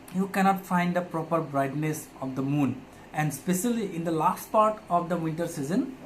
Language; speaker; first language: English; non-native, local second language; Assamese